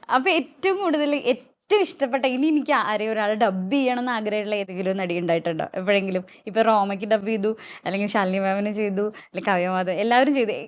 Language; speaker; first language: Malayalam; native; Malayalam